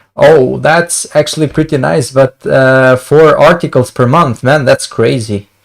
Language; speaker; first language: English; non-native, fluent; Albanian